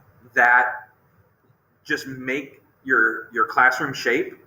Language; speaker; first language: English; native; English